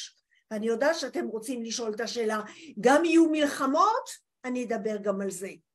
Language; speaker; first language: Hebrew; non-native, fluent; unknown